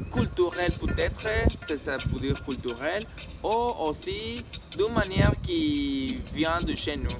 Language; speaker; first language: French; non-native, learner; Spanish